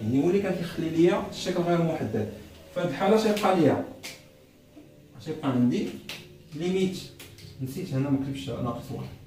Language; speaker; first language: Arabic; native; Arabic